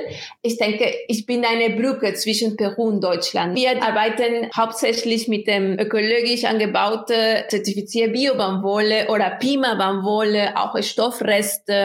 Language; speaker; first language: German; non-native, fluent; Spanish